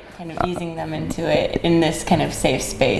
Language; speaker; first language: English; native; English